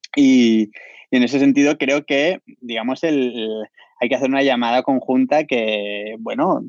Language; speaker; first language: Spanish; native; Spanish